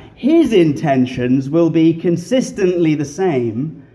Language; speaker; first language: English; native; English